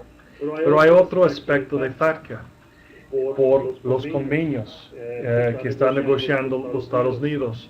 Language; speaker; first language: Spanish; non-native, fluent; English